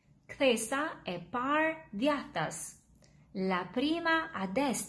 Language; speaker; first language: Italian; non-native, fluent; Albanian